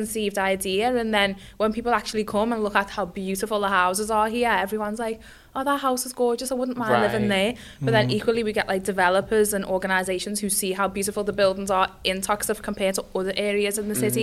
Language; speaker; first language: English; native; English